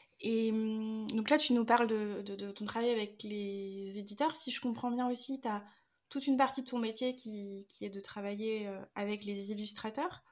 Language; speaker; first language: French; native; French